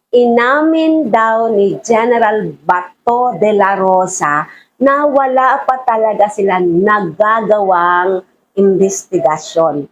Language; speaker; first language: Filipino; native; Filipino